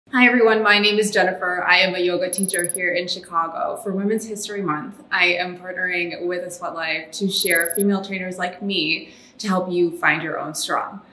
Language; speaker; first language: English; native; English